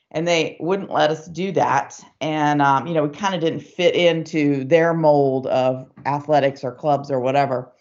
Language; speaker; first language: English; native; English